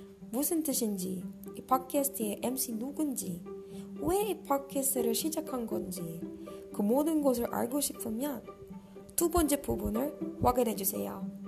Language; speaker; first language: Korean; non-native, learner; Filipino